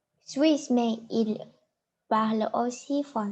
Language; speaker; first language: French; non-native, learner; Chinese